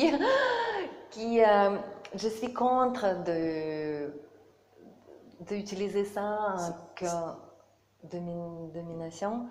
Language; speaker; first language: French; non-native, learner; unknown